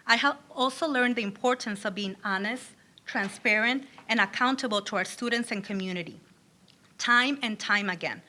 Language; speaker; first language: English; early bilingual, other home language; Spanish